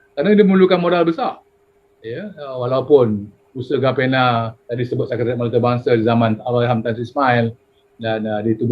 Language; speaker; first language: Malay; native; Malay